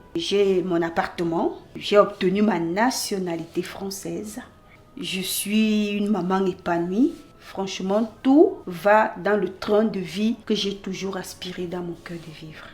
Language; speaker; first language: French; native; French